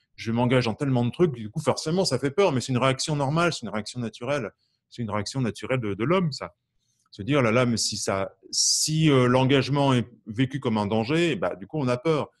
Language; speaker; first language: French; native; French